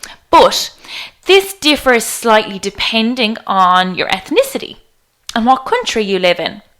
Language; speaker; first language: English; native; English